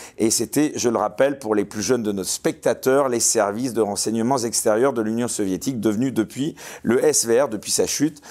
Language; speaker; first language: French; native; French